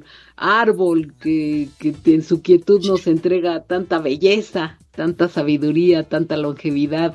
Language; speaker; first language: Spanish; native; Spanish